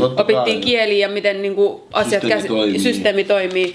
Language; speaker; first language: Finnish; early bilingual, other home language; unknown